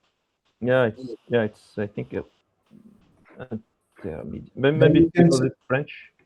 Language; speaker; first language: English; non-native, fluent; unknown